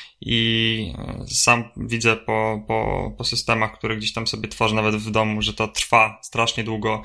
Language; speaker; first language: Polish; native; Polish